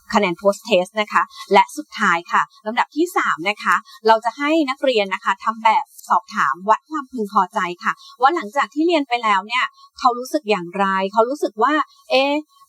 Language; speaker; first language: Thai; native; Thai